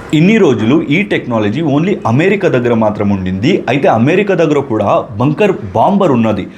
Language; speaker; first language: Telugu; non-native, local second language; Kannada